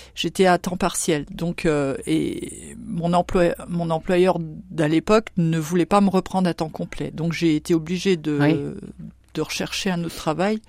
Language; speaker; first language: French; native; French